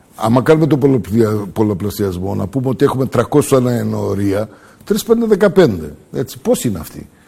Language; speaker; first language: Greek; early bilingual, heritage; Greek